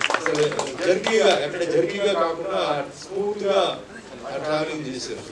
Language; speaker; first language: Telugu; non-native, fluent; Tulu